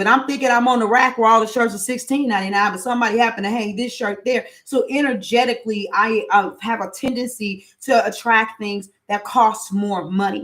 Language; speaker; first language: English; native; English